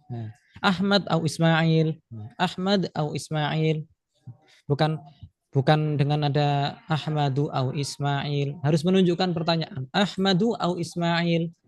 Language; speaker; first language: Indonesian; native; Indonesian